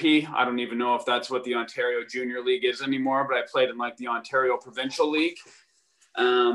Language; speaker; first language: English; native; English